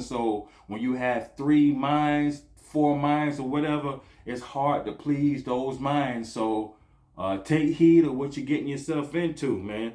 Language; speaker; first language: English; native; English